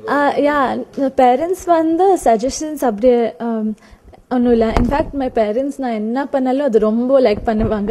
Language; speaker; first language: Tamil; non-native, learner; Kannada